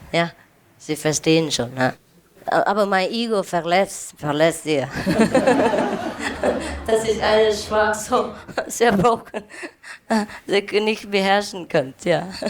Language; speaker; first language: German; non-native, learner; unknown